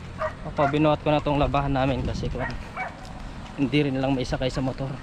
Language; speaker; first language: Filipino; non-native, local second language; Iloko